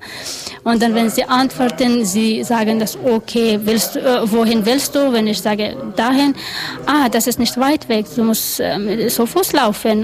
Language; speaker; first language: German; non-native, learner; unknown